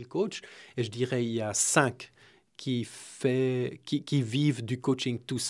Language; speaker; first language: French; non-native, fluent; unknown